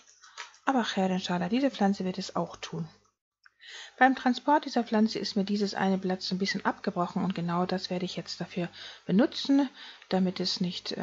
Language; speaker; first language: German; native; German